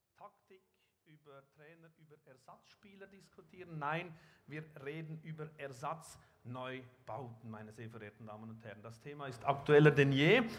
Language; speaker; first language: German; native; German